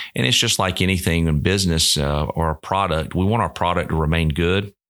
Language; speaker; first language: English; native; English